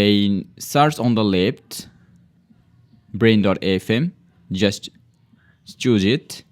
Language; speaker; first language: English; non-native, fluent; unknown